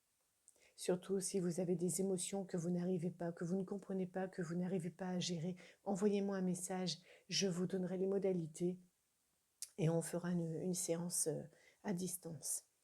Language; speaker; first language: French; native; French